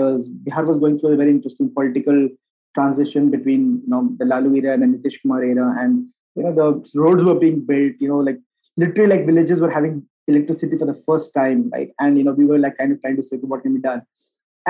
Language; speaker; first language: English; non-native, local second language; Hindi